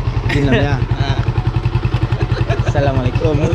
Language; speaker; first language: Indonesian; non-native, local second language; Minangkabau